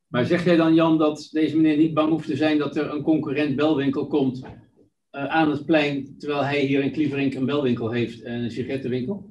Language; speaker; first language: Dutch; native; Dutch